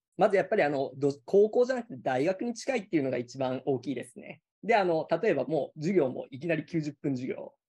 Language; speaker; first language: Japanese; native; Japanese